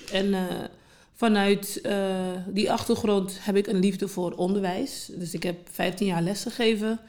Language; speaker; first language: Dutch; non-native, local second language; English